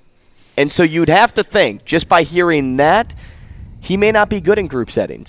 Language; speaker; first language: English; native; English